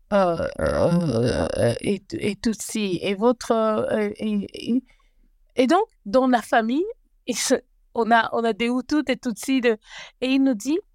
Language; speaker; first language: French; native; French